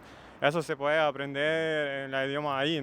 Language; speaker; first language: Spanish; non-native, fluent; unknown